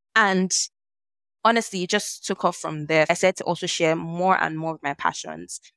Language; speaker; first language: English; non-native, local second language; Yoruba